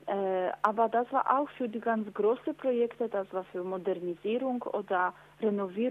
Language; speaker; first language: German; non-native, learner; Polish